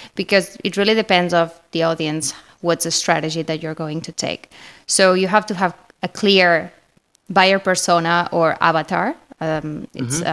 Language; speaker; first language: English; non-native, fluent; Spanish